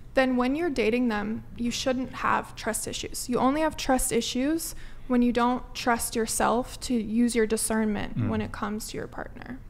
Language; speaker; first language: English; native; English